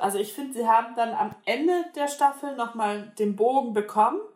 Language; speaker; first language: German; native; German